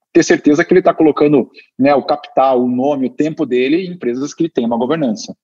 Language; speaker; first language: Portuguese; native; Portuguese